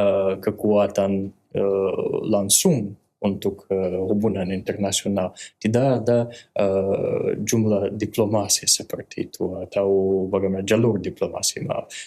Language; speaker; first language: Indonesian; non-native, fluent; Russian